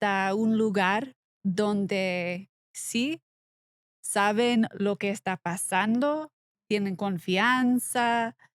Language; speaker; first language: Spanish; non-native, learner; English